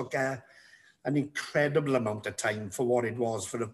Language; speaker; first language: English; native; English